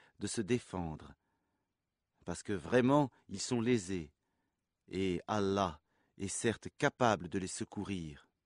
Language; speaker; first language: French; native; French